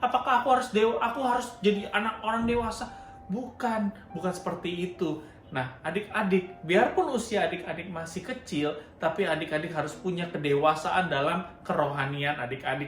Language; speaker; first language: Indonesian; native; Indonesian